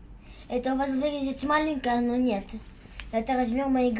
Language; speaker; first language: Russian; early bilingual, heritage; Hebrew